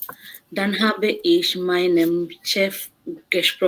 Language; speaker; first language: German; non-native, learner; Bangla